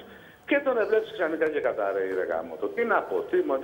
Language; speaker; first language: Greek; native; Greek